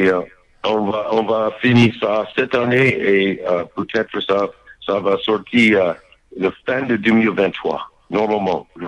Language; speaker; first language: French; non-native, learner; English